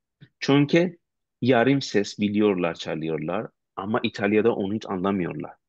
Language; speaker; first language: Turkish; non-native, learner; Persian